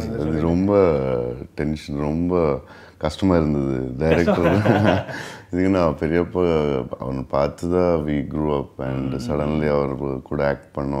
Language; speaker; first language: Tamil; non-native, learner; Telugu